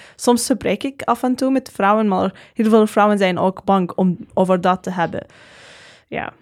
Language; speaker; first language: Dutch; non-native, learner; Arabic